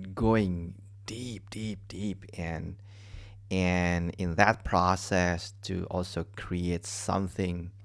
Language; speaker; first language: English; non-native, fluent; Indonesian